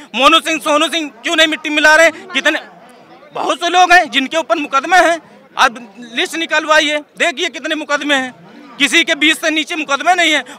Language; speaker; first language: Hindi; native; Hindi